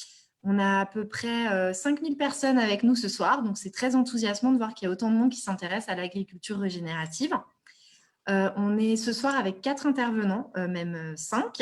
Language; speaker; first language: French; native; French